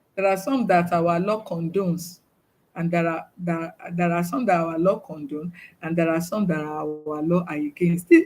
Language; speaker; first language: English; non-native, local second language; Yoruba